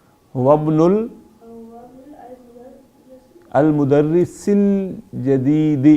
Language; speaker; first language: Arabic; non-native, fluent; Urdu